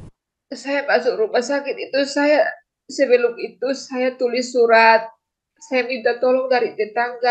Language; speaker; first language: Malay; non-native, local second language; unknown